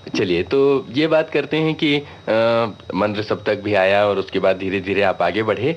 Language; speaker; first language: Hindi; native; Hindi